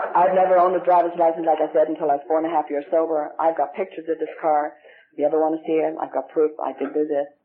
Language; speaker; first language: English; native; English